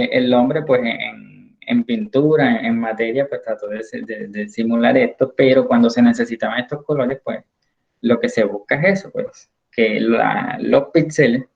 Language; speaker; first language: Spanish; native; Spanish